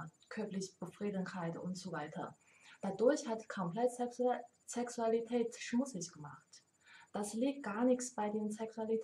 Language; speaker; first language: German; non-native, learner; Chinese